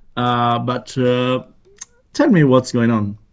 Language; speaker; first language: English; non-native, fluent; Italian